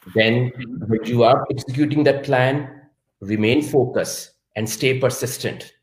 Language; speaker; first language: English; non-native, local second language; Urdu